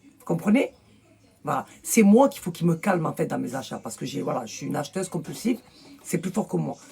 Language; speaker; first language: French; early bilingual, other home language; Arabic